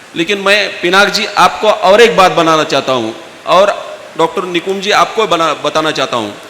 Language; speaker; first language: Hindi; non-native, local second language; Marathi